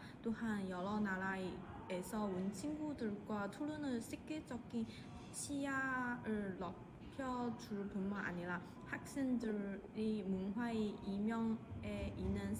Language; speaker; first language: Korean; non-native, fluent; Chinese